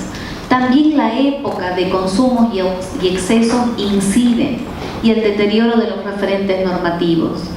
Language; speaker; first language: Spanish; native; Spanish